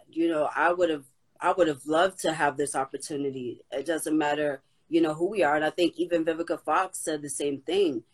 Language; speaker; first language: English; native; English